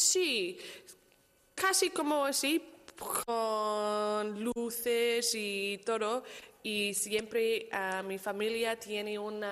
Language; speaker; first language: Spanish; non-native, learner; English